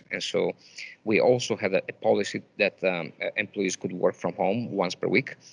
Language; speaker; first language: English; non-native, fluent; Italian